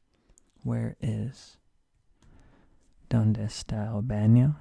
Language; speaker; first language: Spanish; non-native, learner; English